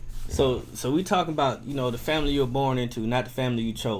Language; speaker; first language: English; native; English